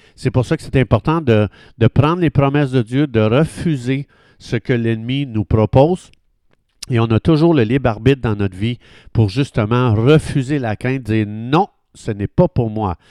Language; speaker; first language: French; native; French